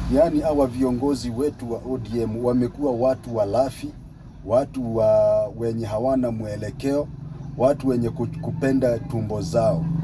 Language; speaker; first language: Swahili; non-native, local second language; Luyia